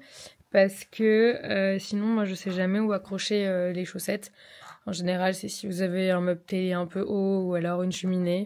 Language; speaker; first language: French; native; French